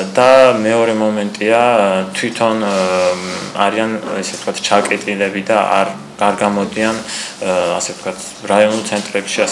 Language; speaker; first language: Georgian; non-native, local second language; Azerbaijani